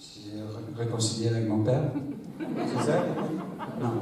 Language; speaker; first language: French; non-native, fluent; English